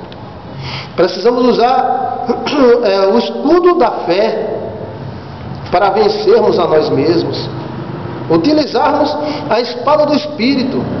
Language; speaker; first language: Portuguese; native; Portuguese